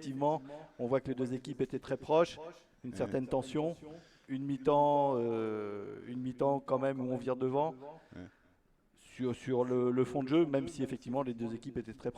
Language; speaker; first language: French; native; French